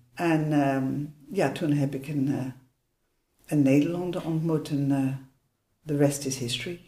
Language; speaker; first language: Dutch; non-native, fluent; English